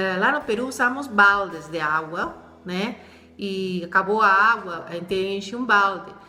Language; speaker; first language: Portuguese; non-native, fluent; Spanish